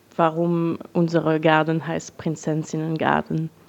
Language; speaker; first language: German; non-native, learner; French